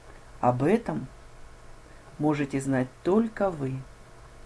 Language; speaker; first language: Russian; native; Russian